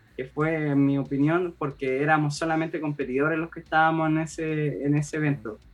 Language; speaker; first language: Spanish; native; Spanish